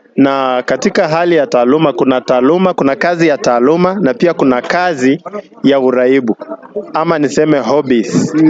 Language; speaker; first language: Swahili; non-native, local second language; Luyia